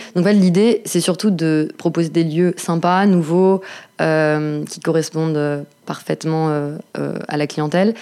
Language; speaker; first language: French; native; French